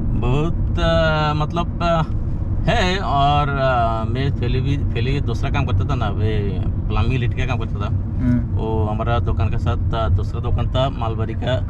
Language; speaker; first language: Hindi; non-native, learner; Bangla